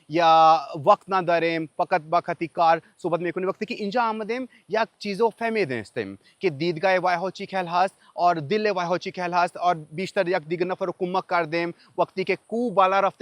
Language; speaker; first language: Persian; non-native, learner; Urdu